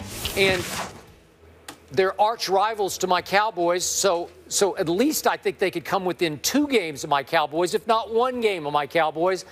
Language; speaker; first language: English; native; English